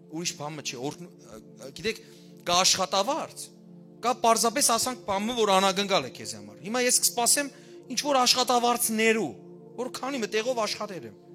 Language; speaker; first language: Armenian; early bilingual, heritage; Armenian